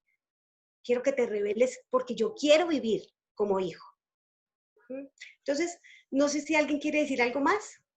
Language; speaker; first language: Spanish; native; Spanish